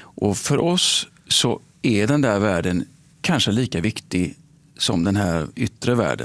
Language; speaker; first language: Swedish; native; Swedish